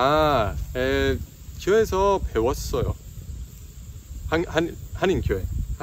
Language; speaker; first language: Korean; non-native, learner; English